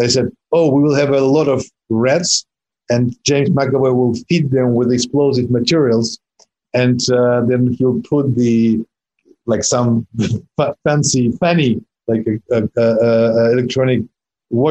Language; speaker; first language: English; non-native, fluent; Russian